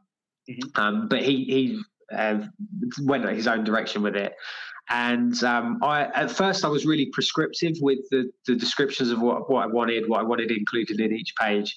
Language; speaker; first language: English; native; English